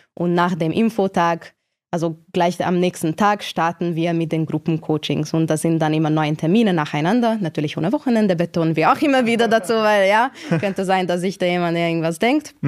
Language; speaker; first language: German; non-native, fluent; Hungarian